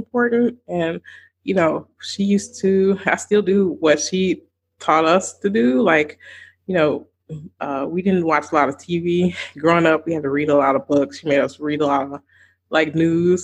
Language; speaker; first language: English; native; English